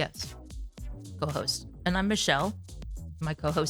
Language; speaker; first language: English; native; English